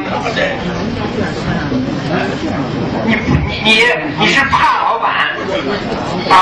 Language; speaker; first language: Chinese; early bilingual, other home language; English